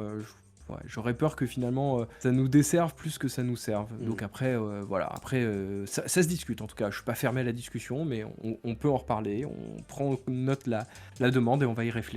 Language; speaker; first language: French; native; French